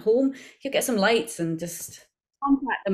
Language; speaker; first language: English; native; English